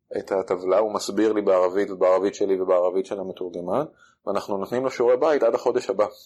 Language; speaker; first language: Hebrew; native; Hebrew